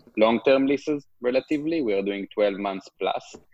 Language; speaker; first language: English; non-native, fluent; Hebrew